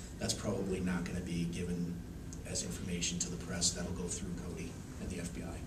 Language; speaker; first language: English; native; English